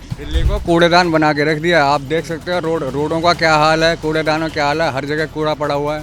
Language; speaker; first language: Hindi; native; Hindi